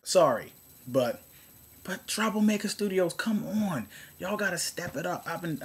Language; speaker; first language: English; native; English